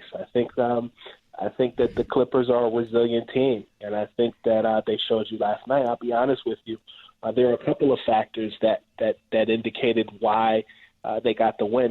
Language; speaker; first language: English; native; English